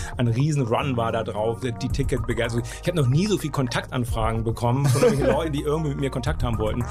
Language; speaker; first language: German; native; German